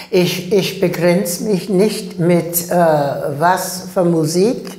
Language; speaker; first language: German; non-native, learner; English